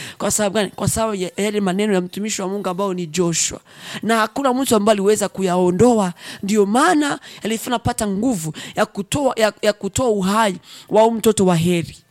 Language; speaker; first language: Swahili; non-native, local second language; Rundi